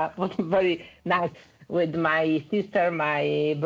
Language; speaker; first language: English; non-native, fluent; Italian